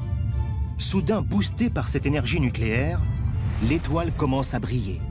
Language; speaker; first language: French; native; French